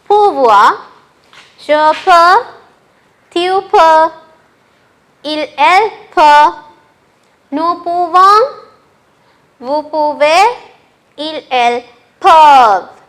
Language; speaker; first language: French; non-native, fluent; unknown